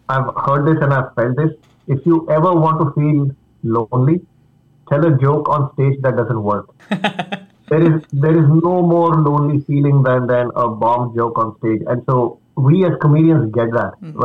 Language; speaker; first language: English; non-native, local second language; Marathi